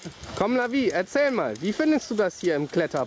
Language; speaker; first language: German; native; German